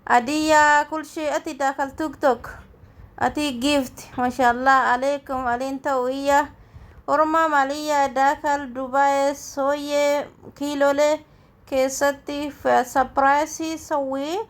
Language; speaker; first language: Arabic; non-native, learner; Oromo